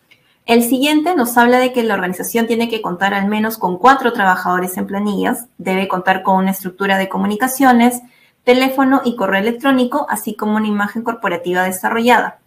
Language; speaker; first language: Spanish; native; Spanish